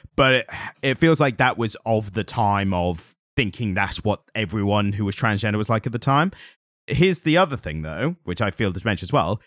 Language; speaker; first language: English; native; English